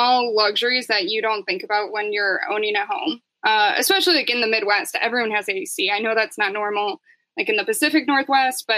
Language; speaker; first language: English; native; English